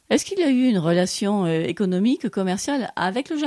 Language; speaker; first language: French; native; French